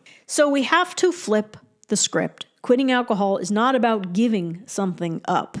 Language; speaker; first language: English; native; English